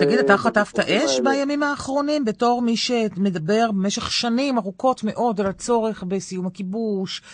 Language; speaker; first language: Hebrew; native; Hebrew